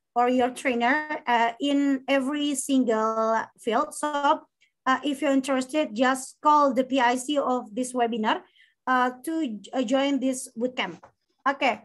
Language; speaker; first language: English; non-native, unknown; Indonesian